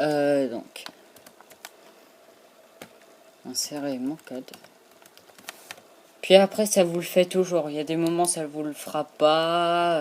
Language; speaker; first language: French; native; French